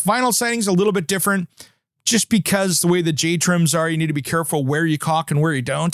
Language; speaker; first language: English; native; English